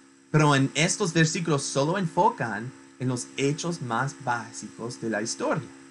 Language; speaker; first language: Spanish; non-native, fluent; English